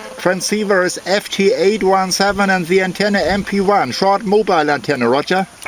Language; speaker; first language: English; non-native, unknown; German